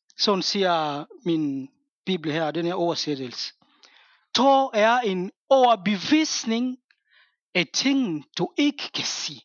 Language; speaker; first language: Danish; non-native, fluent; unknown